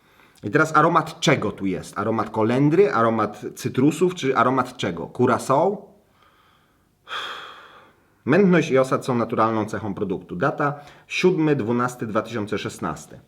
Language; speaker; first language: Polish; native; Polish